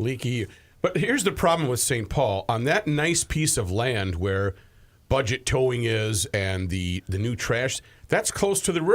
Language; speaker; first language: English; native; English